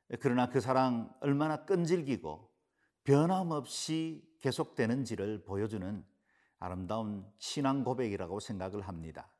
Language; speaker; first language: Korean; native; Korean